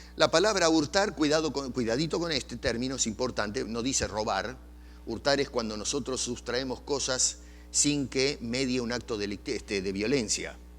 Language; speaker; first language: Spanish; native; Spanish